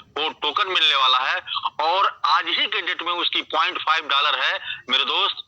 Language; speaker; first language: Hindi; native; Hindi